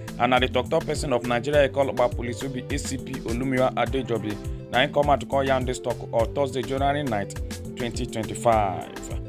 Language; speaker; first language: Nigerian Pidgin; native; Nigerian Pidgin